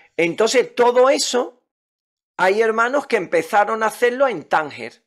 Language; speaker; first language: Spanish; native; Spanish